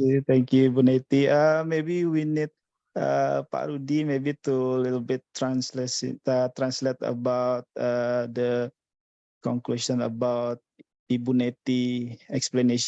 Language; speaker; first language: English; non-native, fluent; Indonesian